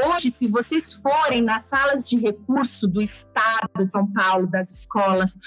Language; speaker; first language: Portuguese; native; Portuguese